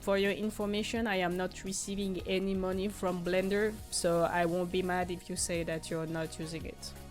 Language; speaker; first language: English; non-native, fluent; French